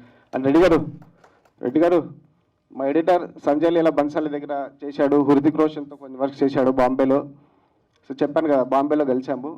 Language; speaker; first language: Telugu; native; Telugu